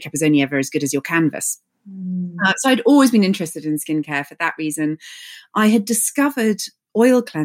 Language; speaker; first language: English; native; English